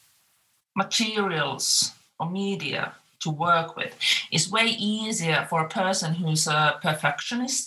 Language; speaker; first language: English; non-native, fluent; Finnish